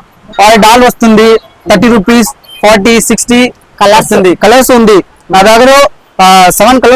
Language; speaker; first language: Telugu; non-native, learner; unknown